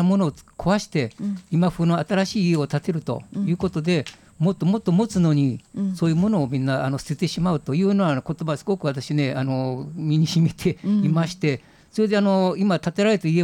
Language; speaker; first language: Japanese; native; Japanese